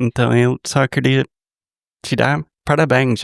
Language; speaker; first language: Portuguese; non-native, fluent; English